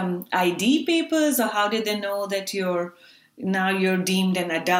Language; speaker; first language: English; non-native, local second language; Urdu